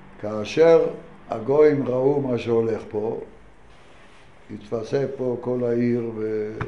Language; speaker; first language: Hebrew; non-native, fluent; Yiddish